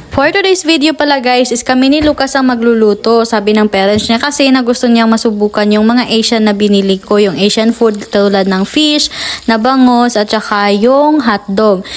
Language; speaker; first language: Filipino; non-native, local second language; Cebuano